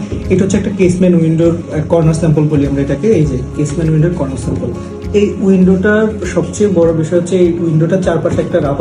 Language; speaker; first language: Bangla; native; Bangla